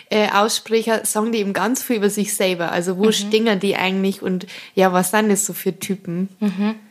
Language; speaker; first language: German; native; German